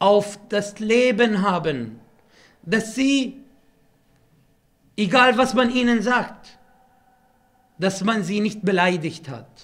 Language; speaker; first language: German; non-native, fluent; Arabic